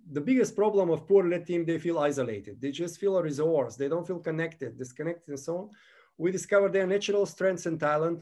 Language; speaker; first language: English; non-native, fluent; Bulgarian